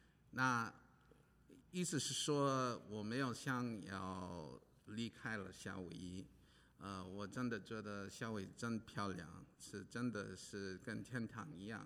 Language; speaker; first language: Chinese; non-native, fluent; English